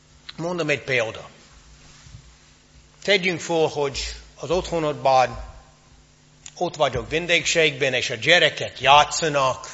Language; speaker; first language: Hungarian; non-native, fluent; English